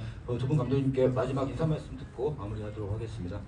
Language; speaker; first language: Korean; native; Korean